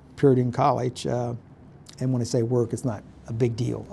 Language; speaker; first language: English; native; English